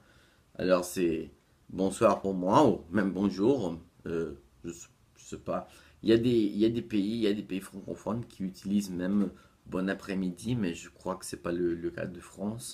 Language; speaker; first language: French; non-native, fluent; Portuguese